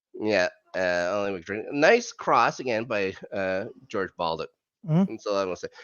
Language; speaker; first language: English; native; English